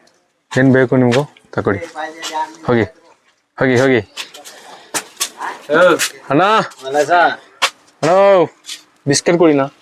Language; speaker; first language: Kannada; non-native, learner; Malayalam